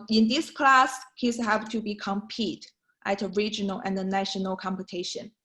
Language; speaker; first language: English; non-native, learner; Chinese